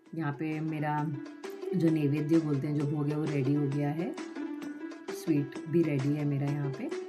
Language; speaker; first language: Hindi; non-native, local second language; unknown